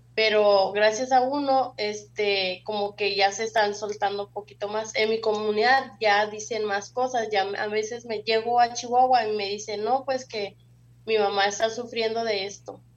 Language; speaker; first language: Spanish; native; Spanish